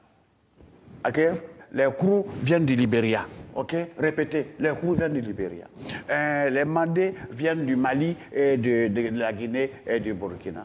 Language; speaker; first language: French; non-native, local second language; Dyula